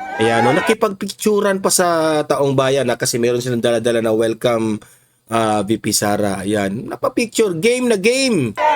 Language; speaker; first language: Filipino; non-native, local second language; Cebuano